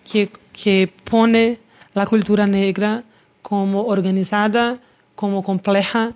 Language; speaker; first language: Spanish; non-native, learner; Portuguese